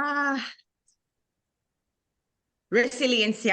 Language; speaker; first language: Spanish; non-native, learner; English